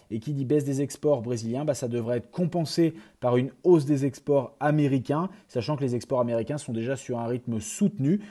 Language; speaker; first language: French; native; French